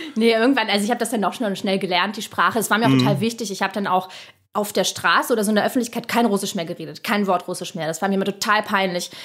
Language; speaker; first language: German; early bilingual, other home language; Russian